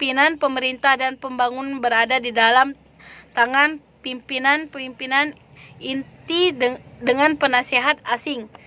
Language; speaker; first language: Indonesian; native; Indonesian